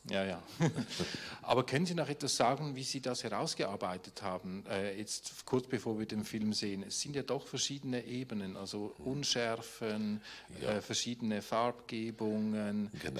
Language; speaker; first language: German; native; German